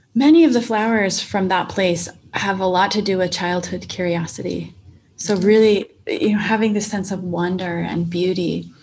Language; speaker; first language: English; native; English